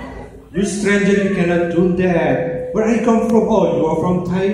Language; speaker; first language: English; non-native, learner; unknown